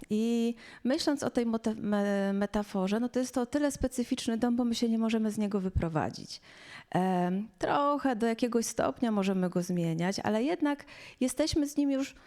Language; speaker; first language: Polish; native; Polish